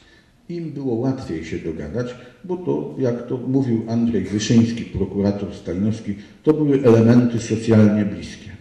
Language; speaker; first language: Polish; native; Polish